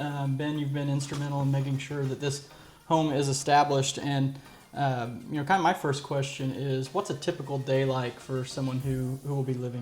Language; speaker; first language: English; native; English